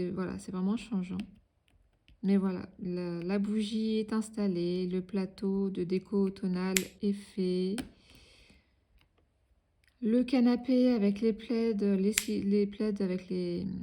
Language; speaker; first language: French; native; French